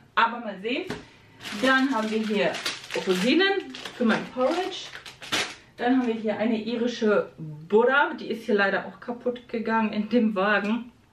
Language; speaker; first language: German; early bilingual, other home language; Polish